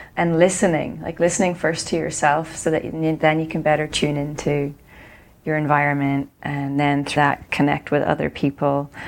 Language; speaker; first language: English; native; English